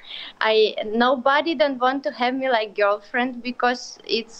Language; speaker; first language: English; non-native, learner; Ukrainian